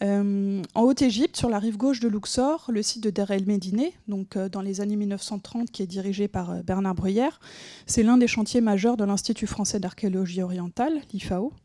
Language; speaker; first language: French; native; French